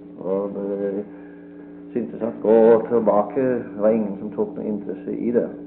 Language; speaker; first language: Norwegian; early bilingual, heritage; Norwegian